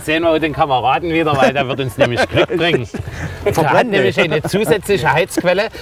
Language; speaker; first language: German; native; German